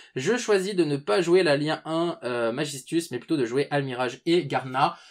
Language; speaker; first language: French; native; French